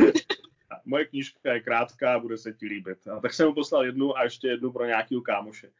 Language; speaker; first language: Czech; native; Czech